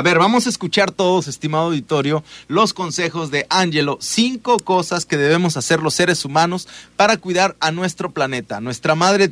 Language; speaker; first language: Spanish; native; Spanish